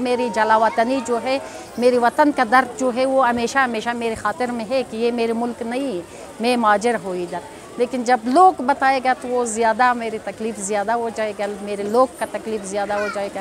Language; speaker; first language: Hindi; non-native, learner; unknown